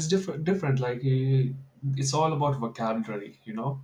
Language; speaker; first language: English; non-native, local second language; Hindi